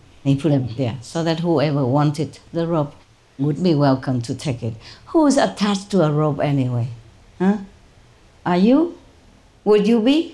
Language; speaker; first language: English; non-native, fluent; Vietnamese